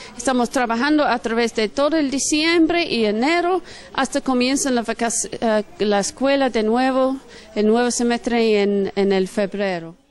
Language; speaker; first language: Spanish; non-native, fluent; English